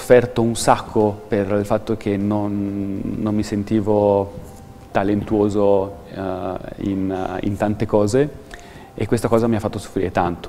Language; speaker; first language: Italian; native; Italian